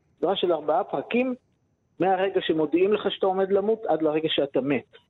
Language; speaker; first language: Hebrew; native; Hebrew